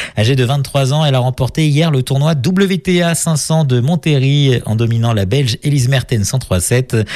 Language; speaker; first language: French; native; French